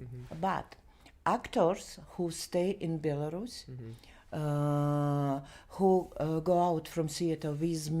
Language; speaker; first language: English; non-native, learner; Belarusian